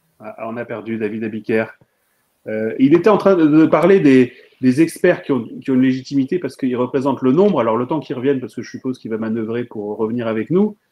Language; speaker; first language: French; native; French